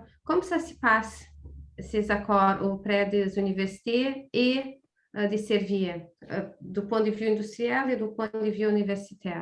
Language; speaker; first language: French; non-native, fluent; Portuguese